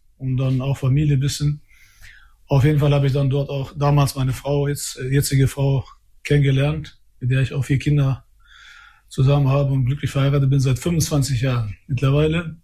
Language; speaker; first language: German; early bilingual, other home language; Albanian